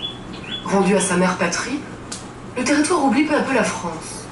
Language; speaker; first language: French; native; French